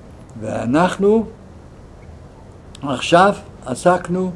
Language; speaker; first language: Hebrew; non-native, fluent; Yiddish